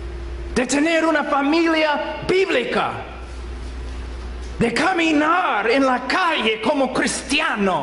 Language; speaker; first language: Spanish; non-native, fluent; English